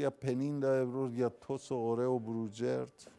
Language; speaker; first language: Greek; non-native, learner; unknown